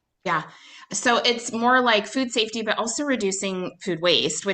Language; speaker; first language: English; native; English